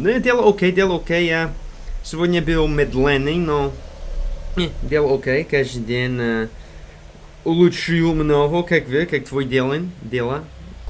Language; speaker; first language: Russian; non-native, learner; English